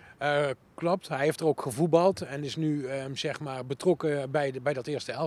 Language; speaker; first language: Dutch; native; Dutch